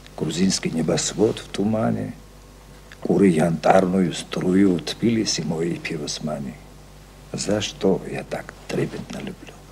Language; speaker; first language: Russian; non-native, local second language; Georgian